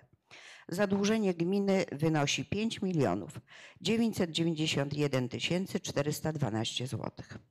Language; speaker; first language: Polish; native; Polish